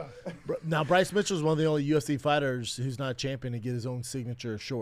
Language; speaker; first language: English; native; English